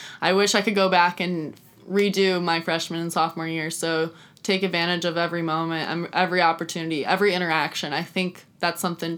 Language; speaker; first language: English; native; English